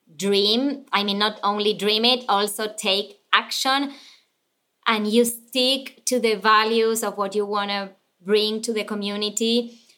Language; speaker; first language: English; non-native, fluent; Spanish